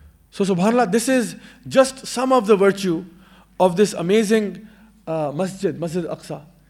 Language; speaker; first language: English; non-native, local second language; Urdu